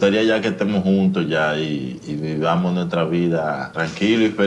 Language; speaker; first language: Spanish; native; Spanish